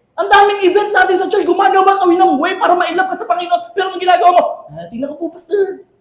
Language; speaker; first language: Filipino; native; Filipino